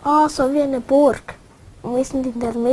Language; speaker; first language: German; early bilingual, other home language; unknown